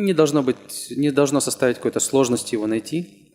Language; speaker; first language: Russian; native; Russian